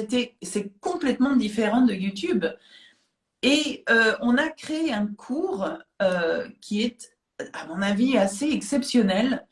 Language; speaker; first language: French; native; French